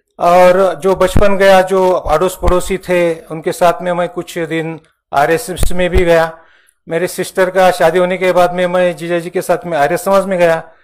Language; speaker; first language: Hindi; non-native, local second language; Marathi